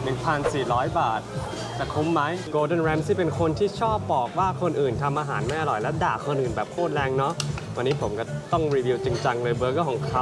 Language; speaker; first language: Thai; non-native, fluent; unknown